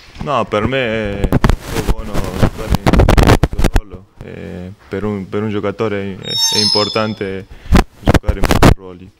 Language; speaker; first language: Italian; non-native, learner; Spanish